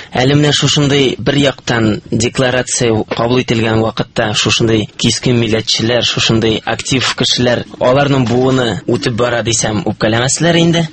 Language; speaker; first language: Tatar; native; Tatar